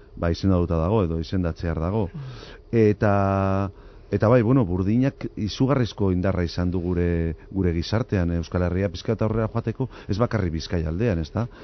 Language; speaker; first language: Basque; non-native, local second language; Spanish